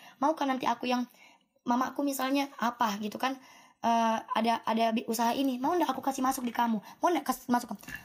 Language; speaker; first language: Indonesian; native; Indonesian